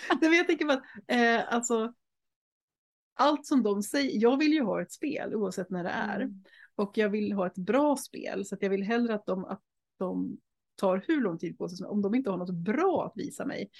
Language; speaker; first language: Swedish; native; Swedish